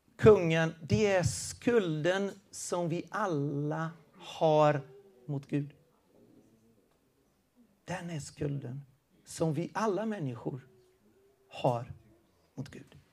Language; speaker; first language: Swedish; non-native, fluent; Spanish